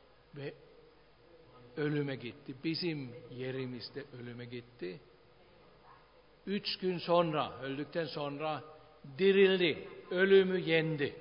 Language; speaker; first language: Turkish; non-native, fluent; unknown